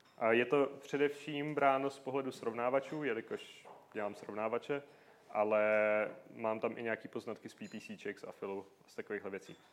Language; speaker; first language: Czech; native; Czech